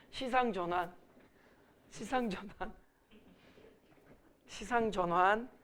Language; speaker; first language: Korean; native; Korean